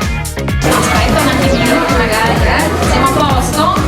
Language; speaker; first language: Italian; native; Italian